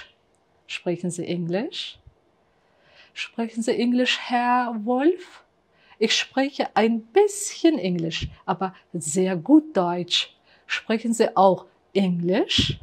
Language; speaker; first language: German; non-native, fluent; Uzbek